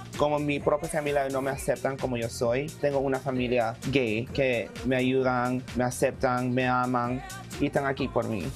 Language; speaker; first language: Spanish; early bilingual, heritage; Spanish